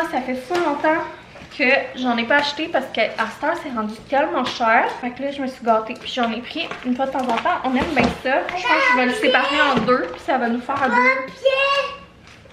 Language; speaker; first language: French; native; French